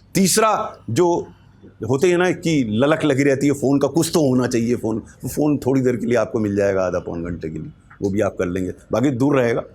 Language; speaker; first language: Hindi; native; Hindi